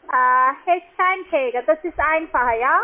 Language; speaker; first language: German; non-native, learner; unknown